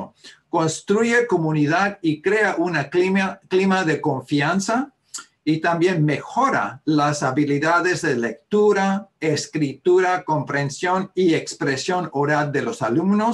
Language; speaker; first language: Spanish; early bilingual, heritage; Spanish